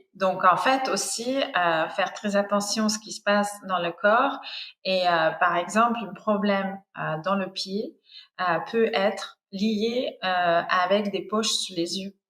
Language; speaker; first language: French; non-native, fluent; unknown